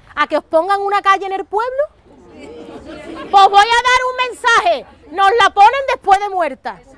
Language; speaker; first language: Spanish; native; Spanish